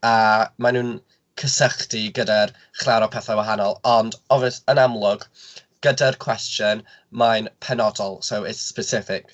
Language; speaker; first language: Welsh; non-native, local second language; English